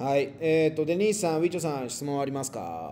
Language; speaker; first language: Japanese; non-native, fluent; Spanish